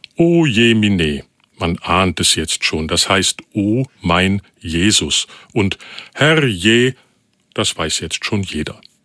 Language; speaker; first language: German; native; German